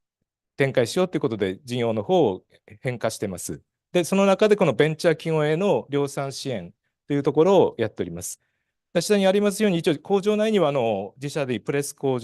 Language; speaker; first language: Japanese; native; Japanese